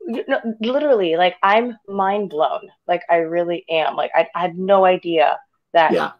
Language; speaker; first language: English; native; English